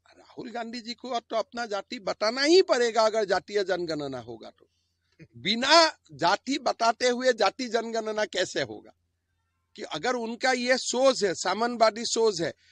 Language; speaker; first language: Hindi; non-native, local second language; Assamese